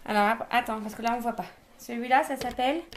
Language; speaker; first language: French; native; French